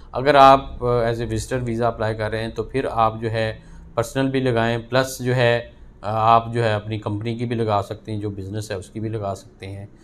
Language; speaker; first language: Urdu; non-native, local second language; Punjabi